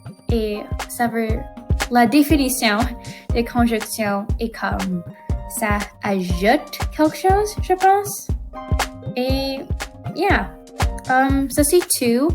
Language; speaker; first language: French; non-native, learner; English